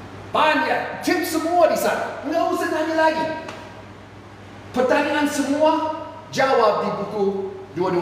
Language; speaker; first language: Indonesian; non-native, fluent; English